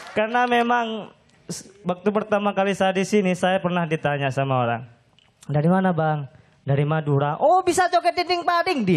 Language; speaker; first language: Indonesian; non-native, local second language; Madurese